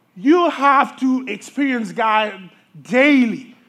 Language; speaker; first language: English; early bilingual, other home language; Haitian Creole